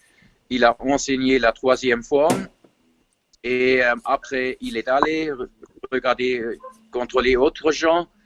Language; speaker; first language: French; non-native, fluent; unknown